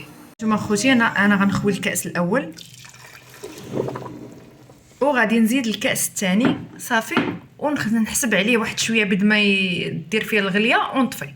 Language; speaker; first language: Arabic; native; Arabic